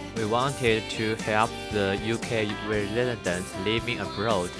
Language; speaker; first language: English; non-native, fluent; Chinese